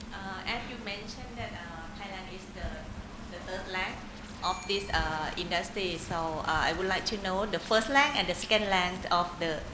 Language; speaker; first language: English; non-native, learner; Thai